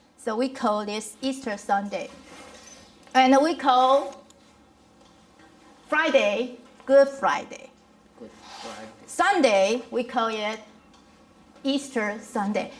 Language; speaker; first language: English; non-native, fluent; Chinese